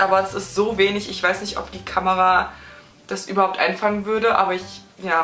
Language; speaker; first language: German; native; German